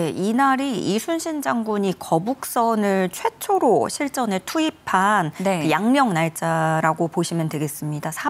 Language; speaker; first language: Korean; native; Korean